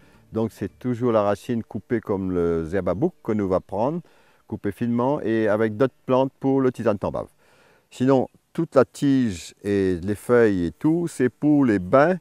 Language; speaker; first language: French; native; French